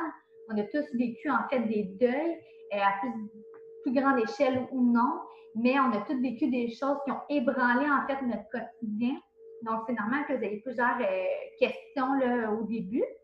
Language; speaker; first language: French; native; French